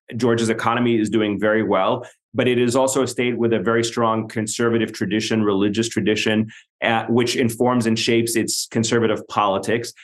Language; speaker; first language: English; non-native, fluent; Arabic